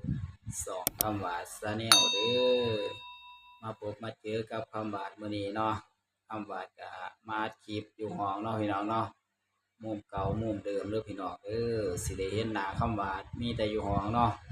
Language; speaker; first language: Thai; non-native, local second language; Lao